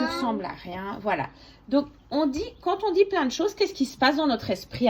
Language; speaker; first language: French; native; French